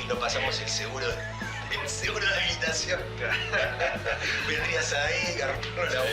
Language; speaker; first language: Spanish; native; Spanish